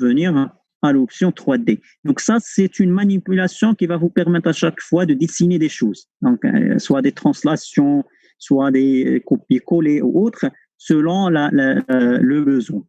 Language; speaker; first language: French; non-native, local second language; Arabic